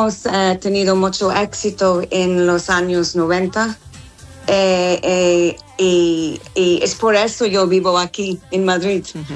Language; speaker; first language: Spanish; non-native, fluent; English